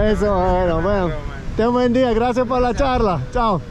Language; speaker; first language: Spanish; non-native, learner; English